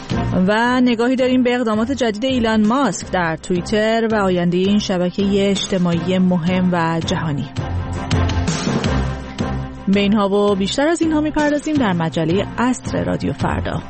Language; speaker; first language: Persian; native; Persian